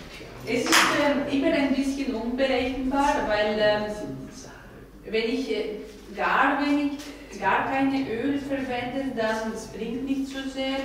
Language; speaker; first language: German; non-native, fluent; Greek